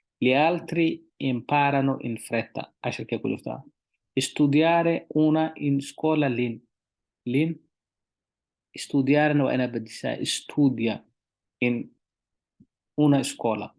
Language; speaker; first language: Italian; non-native, fluent; Somali